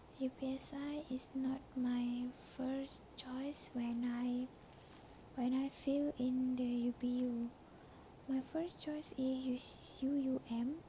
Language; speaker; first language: English; non-native, learner; Malay